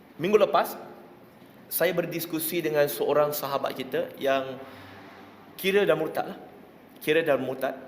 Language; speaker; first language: Malay; non-native, local second language; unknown